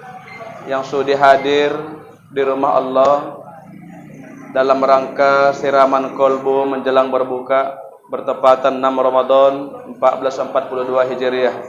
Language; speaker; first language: Indonesian; native; Indonesian